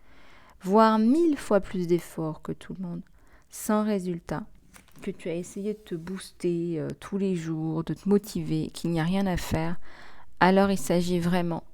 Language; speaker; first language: French; native; French